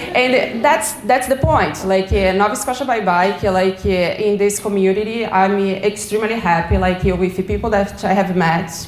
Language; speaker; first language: English; non-native, learner; Portuguese